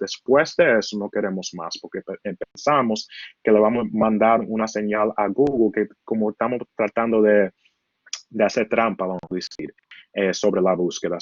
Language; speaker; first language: Spanish; early bilingual, heritage; Spanish